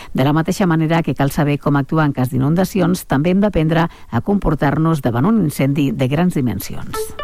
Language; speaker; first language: Catalan; native; Catalan